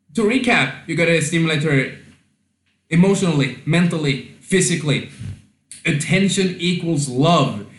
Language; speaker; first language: English; non-native, fluent; Swedish